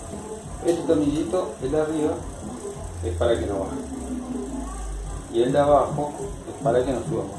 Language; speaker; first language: Spanish; native; Spanish